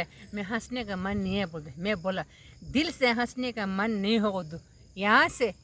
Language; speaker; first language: Hindi; non-native, local second language; Tibetan